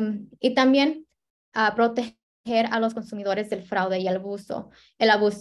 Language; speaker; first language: Spanish; early bilingual, heritage; Spanish